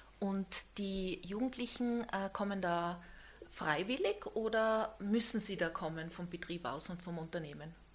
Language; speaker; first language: German; native; German